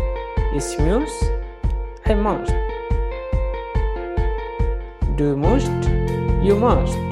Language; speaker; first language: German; non-native, learner; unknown